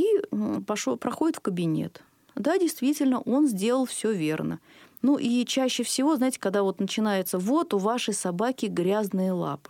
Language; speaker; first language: Russian; native; Russian